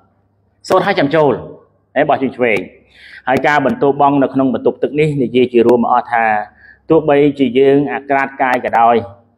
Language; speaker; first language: Khmer; native; Khmer